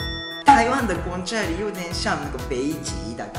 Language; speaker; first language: Chinese; non-native, fluent; Japanese